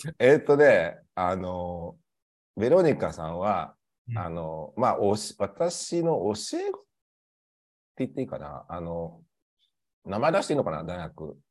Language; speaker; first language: Japanese; native; Japanese